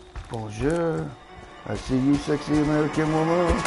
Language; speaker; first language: English; native; English